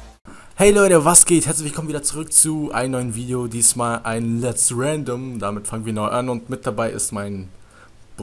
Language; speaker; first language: German; native; German